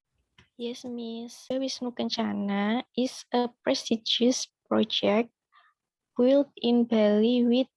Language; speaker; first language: English; non-native, learner; Indonesian